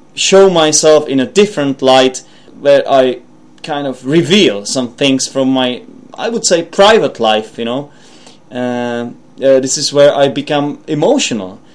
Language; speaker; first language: English; non-native, fluent; Czech